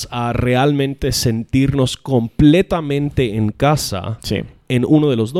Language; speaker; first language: Spanish; non-native, fluent; English